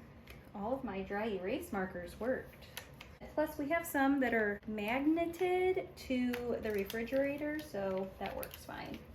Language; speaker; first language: English; native; English